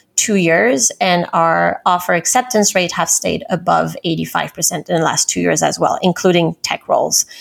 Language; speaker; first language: English; non-native, fluent; French